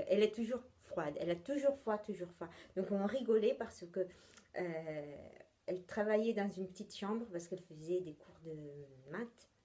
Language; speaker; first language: French; non-native, fluent; Italian